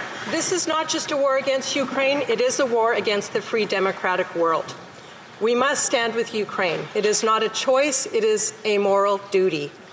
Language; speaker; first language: English; native; English